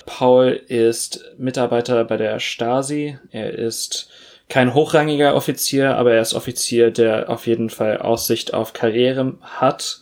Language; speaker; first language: German; early bilingual, other home language; Russian